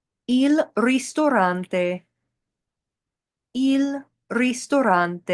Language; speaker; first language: Italian; non-native, fluent; English